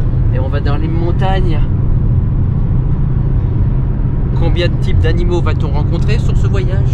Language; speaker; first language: French; native; French